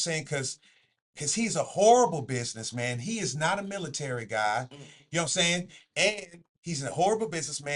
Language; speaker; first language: English; native; English